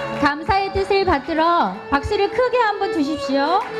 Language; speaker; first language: Korean; native; Korean